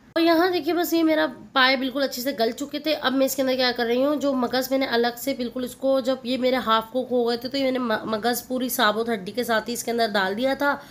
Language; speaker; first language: Urdu; native; Urdu